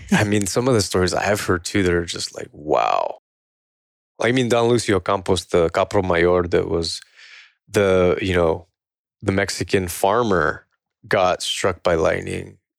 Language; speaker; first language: English; native; English